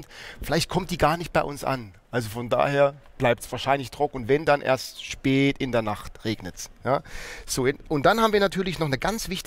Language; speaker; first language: German; native; German